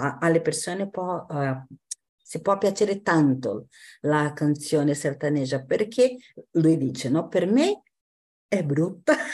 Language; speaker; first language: Italian; non-native, fluent; Portuguese